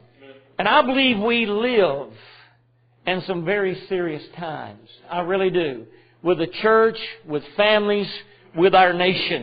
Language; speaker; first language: English; native; English